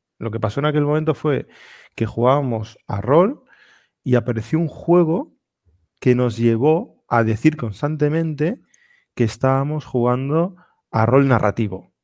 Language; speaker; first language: Spanish; native; Spanish